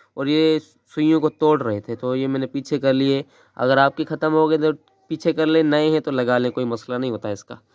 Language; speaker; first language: Urdu; non-native, local second language; Sindhi